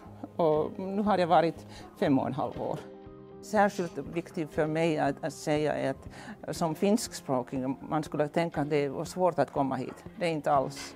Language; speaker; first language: Swedish; non-native, local second language; Finnish